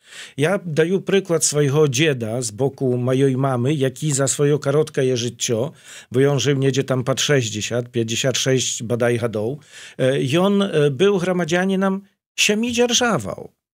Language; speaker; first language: Polish; non-native, learner; Belarusian